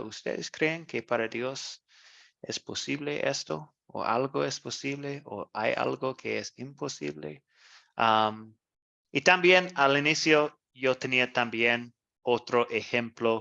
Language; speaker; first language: Spanish; non-native, fluent; English